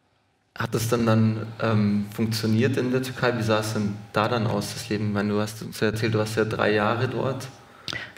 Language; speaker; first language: German; native; German